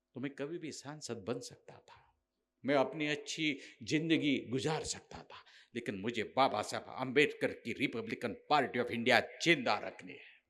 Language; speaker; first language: Hindi; non-native, local second language; Marathi